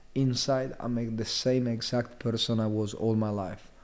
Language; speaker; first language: English; non-native, fluent; Italian